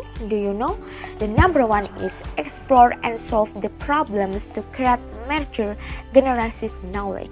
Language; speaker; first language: English; non-native, learner; Indonesian